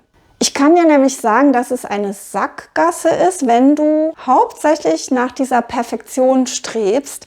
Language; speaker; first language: German; native; German